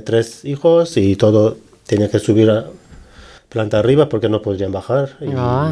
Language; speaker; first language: Spanish; non-native, learner; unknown